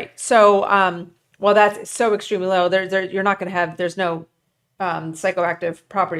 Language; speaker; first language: English; native; English